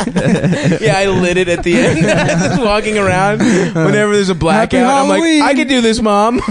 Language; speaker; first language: English; native; English